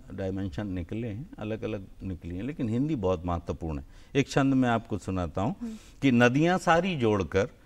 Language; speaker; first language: Hindi; native; Hindi